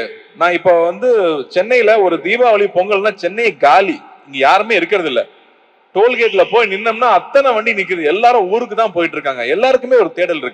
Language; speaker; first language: Tamil; native; Tamil